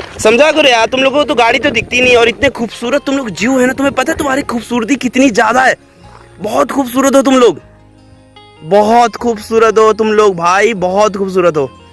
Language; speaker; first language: Hindi; native; Hindi